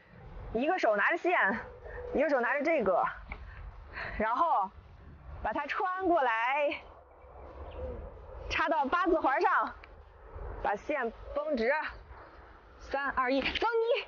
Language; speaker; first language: Chinese; native; Chinese